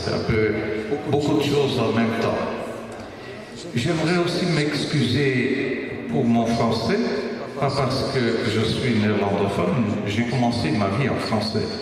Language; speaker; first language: French; non-native, local second language; Dutch